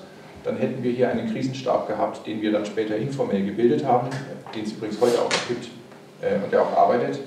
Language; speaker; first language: German; native; German